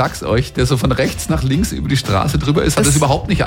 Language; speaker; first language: German; native; German